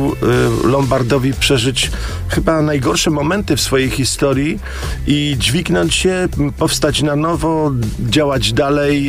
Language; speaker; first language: Polish; native; Polish